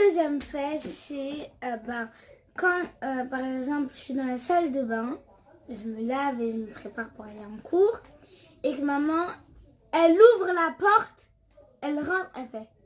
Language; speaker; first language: French; early bilingual, other home language; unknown